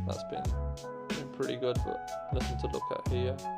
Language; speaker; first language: English; native; English